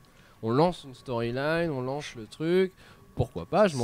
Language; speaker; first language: French; native; French